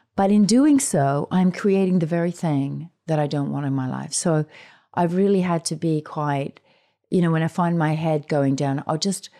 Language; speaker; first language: English; native; English